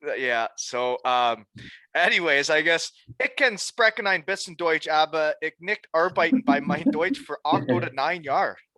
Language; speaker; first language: German; non-native, learner; English